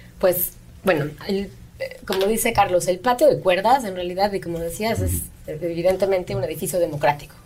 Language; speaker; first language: Spanish; native; Spanish